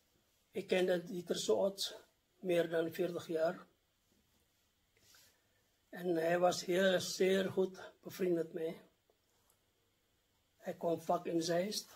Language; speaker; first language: Dutch; non-native, fluent; Indonesian